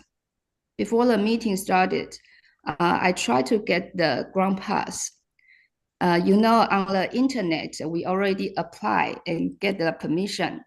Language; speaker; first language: English; non-native, fluent; Chinese